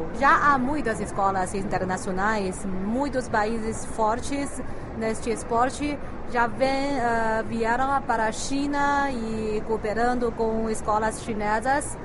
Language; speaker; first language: Portuguese; non-native, fluent; Chinese